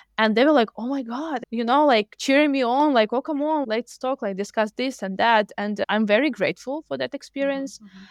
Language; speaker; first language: English; non-native, fluent; Russian